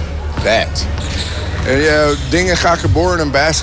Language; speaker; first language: Dutch; non-native, learner; English